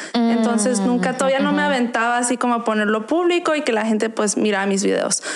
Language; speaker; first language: Spanish; early bilingual, heritage; Spanish